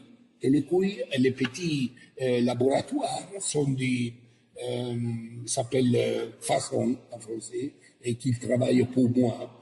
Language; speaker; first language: French; non-native, learner; Italian